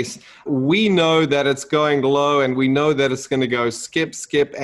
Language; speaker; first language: English; native; English